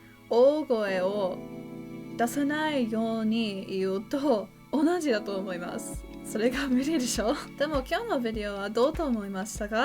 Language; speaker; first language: Japanese; non-native, learner; English